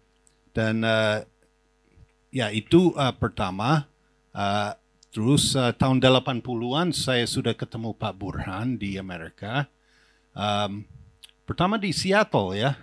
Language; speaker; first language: Indonesian; non-native, fluent; English